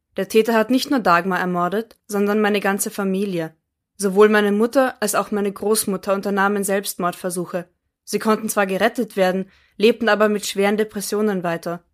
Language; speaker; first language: German; native; German